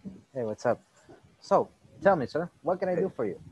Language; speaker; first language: English; non-native, fluent; Spanish